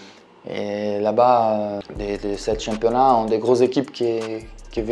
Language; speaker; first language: French; non-native, learner; Portuguese